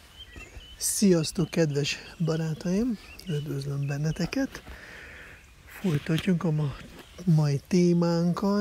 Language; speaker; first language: Hungarian; non-native, fluent; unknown